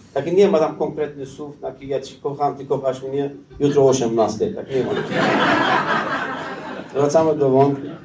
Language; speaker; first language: Polish; non-native, learner; Persian